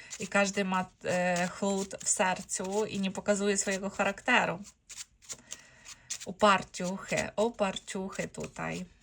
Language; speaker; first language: Polish; non-native, fluent; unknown